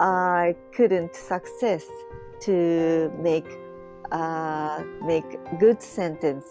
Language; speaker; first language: English; non-native, learner; Japanese